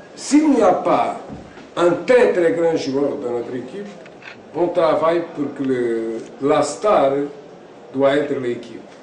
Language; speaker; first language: French; non-native, fluent; Portuguese